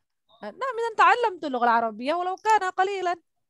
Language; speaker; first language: Arabic; non-native, fluent; Indonesian